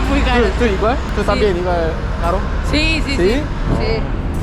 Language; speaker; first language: Spanish; non-native, learner; Korean